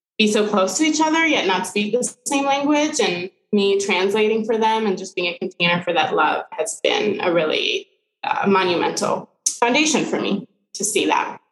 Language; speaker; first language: English; early bilingual, other home language; Spanish